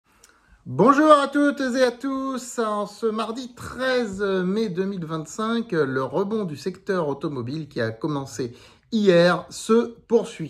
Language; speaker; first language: French; native; French